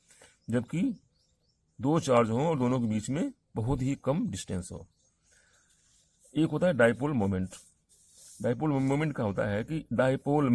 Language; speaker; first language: Hindi; native; Hindi